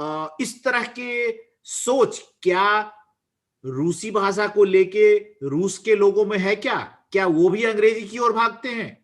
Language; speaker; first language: Hindi; native; Hindi